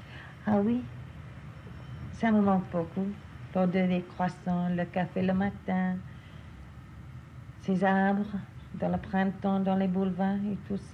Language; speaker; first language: French; non-native, learner; English